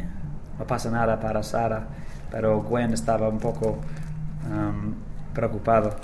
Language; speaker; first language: Spanish; non-native, learner; English